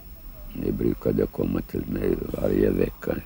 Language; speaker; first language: Swedish; non-native, fluent; Lithuanian